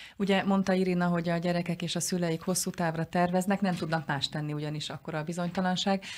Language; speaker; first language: Hungarian; native; Hungarian